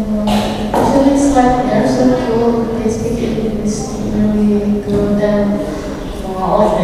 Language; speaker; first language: English; non-native, learner; Indonesian